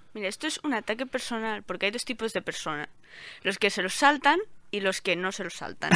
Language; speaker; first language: Spanish; non-native, local second language; Catalan